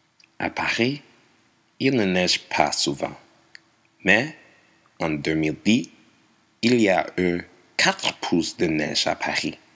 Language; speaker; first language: French; non-native, learner; English